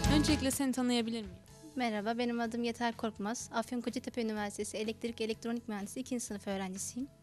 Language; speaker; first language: Turkish; non-native, fluent; Arabic